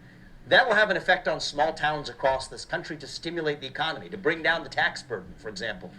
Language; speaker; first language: English; native; English